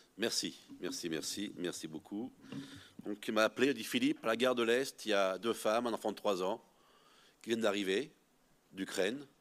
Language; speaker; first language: French; native; French